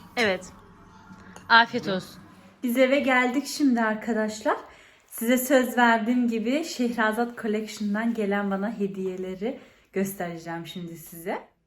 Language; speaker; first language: Turkish; early bilingual, heritage; Turkish